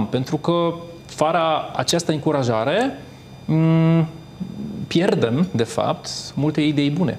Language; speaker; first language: Romanian; non-native, fluent; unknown